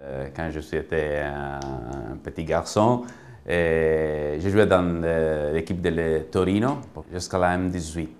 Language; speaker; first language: French; non-native, fluent; Italian